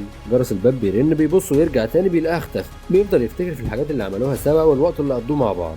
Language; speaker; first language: Arabic; native; Arabic